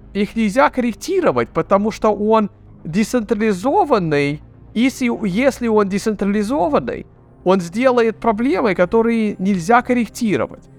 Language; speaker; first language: Russian; early bilingual, heritage; Russian